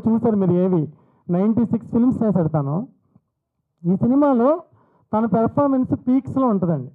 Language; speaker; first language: Telugu; native; Telugu